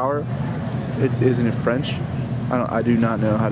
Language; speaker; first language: English; native; English